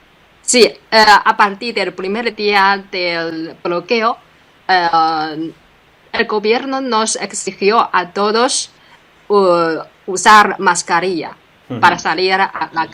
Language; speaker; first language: Spanish; non-native, fluent; Chinese